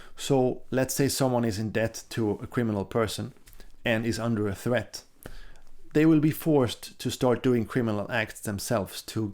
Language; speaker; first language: English; non-native, fluent; Swedish